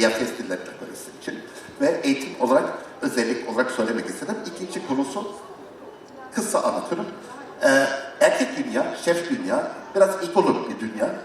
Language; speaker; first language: Turkish; non-native, learner; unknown